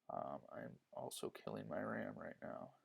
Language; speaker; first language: English; native; English